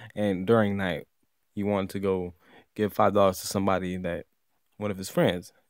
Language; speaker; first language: English; native; English